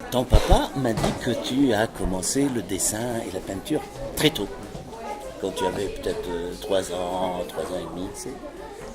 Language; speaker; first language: French; non-native, local second language; Arabic